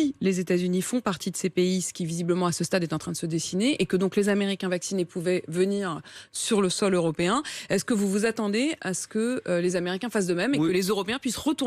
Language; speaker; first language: French; native; French